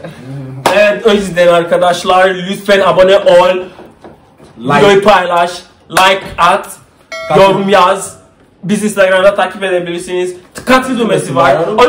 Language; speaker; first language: Turkish; non-native, learner; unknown